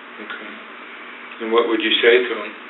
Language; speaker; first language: English; native; English